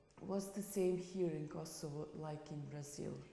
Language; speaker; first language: English; non-native, fluent; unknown